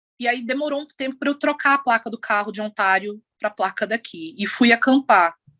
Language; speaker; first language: Portuguese; native; Portuguese